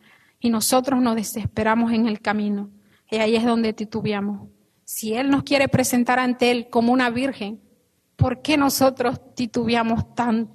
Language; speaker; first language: Spanish; native; Spanish